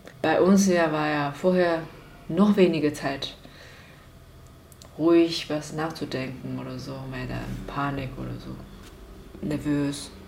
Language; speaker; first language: German; non-native, fluent; Chinese